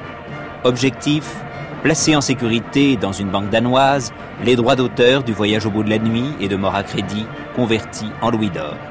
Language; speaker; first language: French; native; French